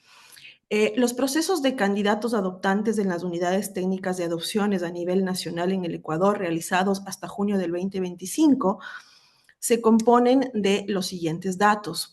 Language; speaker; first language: Spanish; native; Spanish